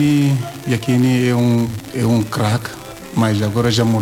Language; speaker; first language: Portuguese; non-native, learner; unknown